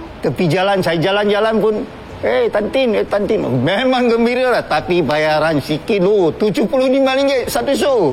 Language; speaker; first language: Malay; non-native, local second language; Chinese